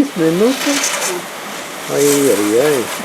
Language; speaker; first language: Spanish; non-native, learner; English